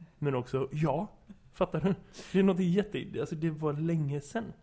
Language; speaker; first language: Swedish; native; Swedish